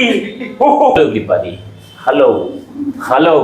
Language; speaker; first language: English; non-native, fluent; Hindi